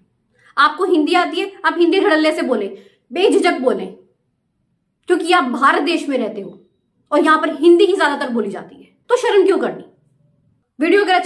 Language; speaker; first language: Hindi; native; Hindi